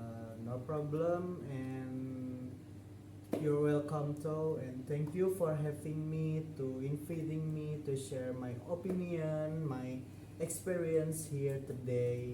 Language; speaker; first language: English; non-native, fluent; Indonesian